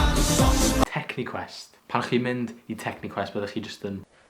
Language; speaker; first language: Welsh; native; Welsh